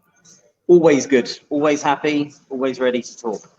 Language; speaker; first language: English; native; English